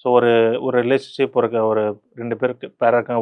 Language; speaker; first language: Tamil; native; Tamil